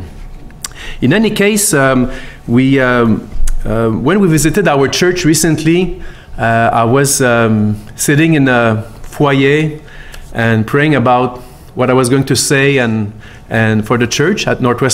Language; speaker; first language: English; non-native, fluent; French